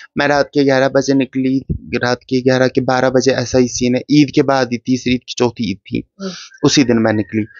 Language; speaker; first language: Hindi; non-native, local second language; Kashmiri